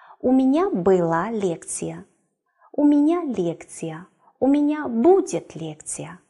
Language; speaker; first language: Russian; non-native, fluent; Chinese